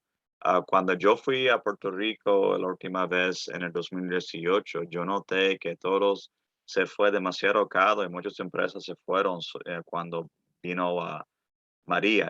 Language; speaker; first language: Spanish; early bilingual, heritage; Spanish